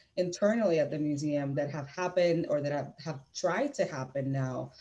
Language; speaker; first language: English; non-native, fluent; Spanish